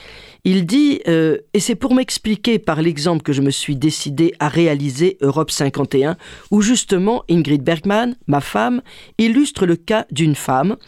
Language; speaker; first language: French; native; French